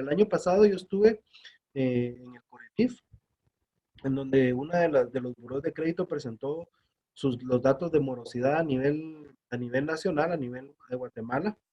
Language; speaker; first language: Spanish; native; Spanish